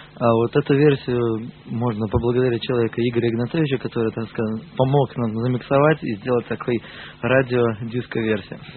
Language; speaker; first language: Russian; native; Russian